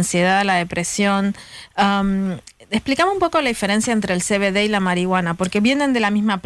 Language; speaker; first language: Spanish; native; Spanish